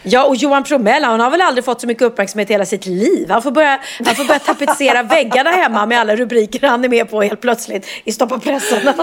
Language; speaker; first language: Swedish; native; Swedish